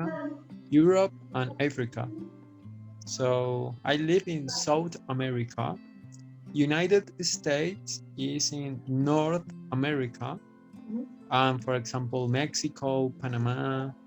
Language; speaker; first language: English; non-native, fluent; Spanish